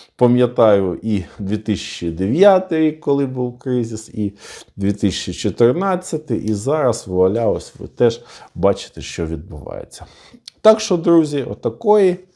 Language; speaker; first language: Ukrainian; non-native, local second language; Russian